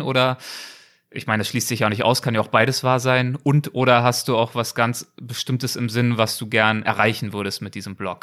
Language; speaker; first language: German; native; German